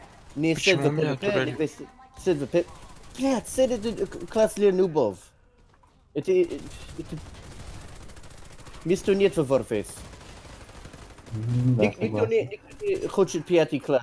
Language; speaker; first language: Russian; non-native, learner; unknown